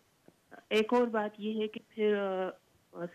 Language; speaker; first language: Hindi; native; Hindi